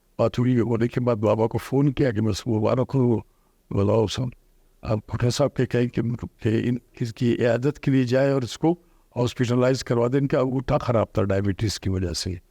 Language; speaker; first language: Urdu; non-native, local second language; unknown